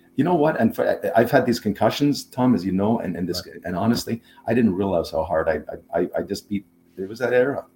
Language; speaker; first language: English; non-native, fluent; German